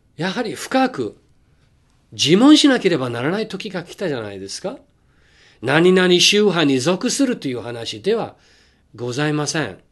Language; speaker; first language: Japanese; non-native, fluent; English